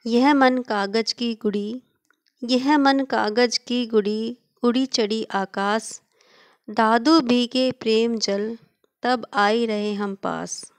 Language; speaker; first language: Hindi; native; Hindi